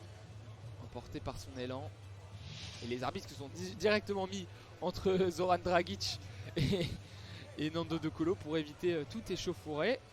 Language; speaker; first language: French; native; French